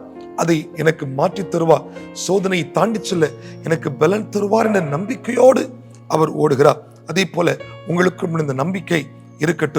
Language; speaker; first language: Tamil; native; Tamil